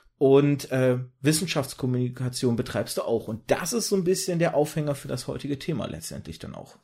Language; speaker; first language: German; early bilingual, other home language; Russian